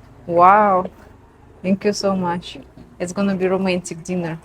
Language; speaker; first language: English; non-native, fluent; Russian